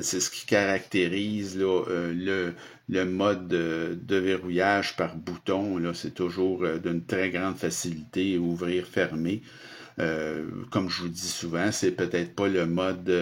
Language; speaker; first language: French; native; French